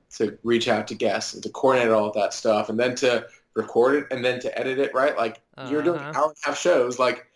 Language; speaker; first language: English; native; English